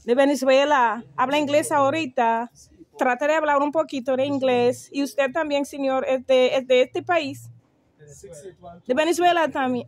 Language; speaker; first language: Spanish; non-native, fluent; English